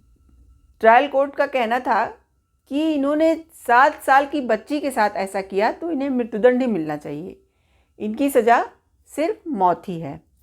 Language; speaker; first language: Hindi; native; Hindi